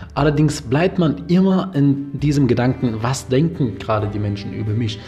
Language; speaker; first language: German; non-native, fluent; Arabic